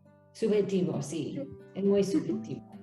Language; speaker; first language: Spanish; non-native, fluent; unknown